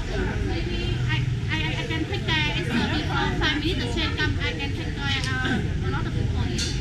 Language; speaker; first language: English; non-native, learner; Vietnamese